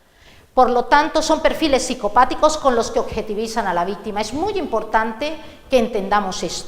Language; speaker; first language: Spanish; native; Spanish